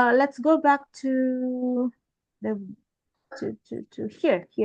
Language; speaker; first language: English; non-native, fluent; Indonesian